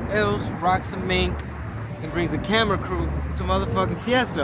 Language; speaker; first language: English; early bilingual, other home language; Spanish